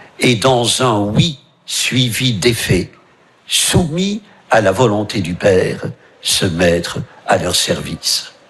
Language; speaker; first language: French; native; French